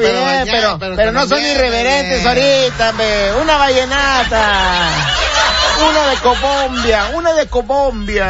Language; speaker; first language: Spanish; native; Spanish